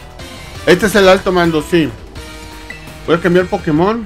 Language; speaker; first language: Spanish; native; Spanish